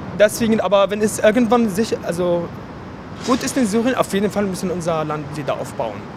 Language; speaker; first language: German; non-native, fluent; Arabic